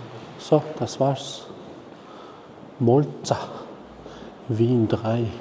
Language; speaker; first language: German; non-native, fluent; Mongolian